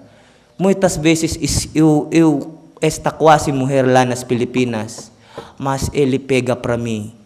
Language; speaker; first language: Portuguese; non-native, learner; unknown